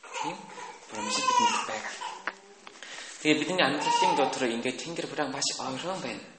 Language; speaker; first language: Mongolian; non-native, learner; Korean